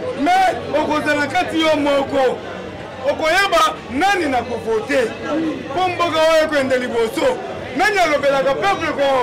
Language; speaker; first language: Lingala; native; Lingala